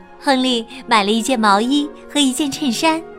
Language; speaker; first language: Chinese; native; Chinese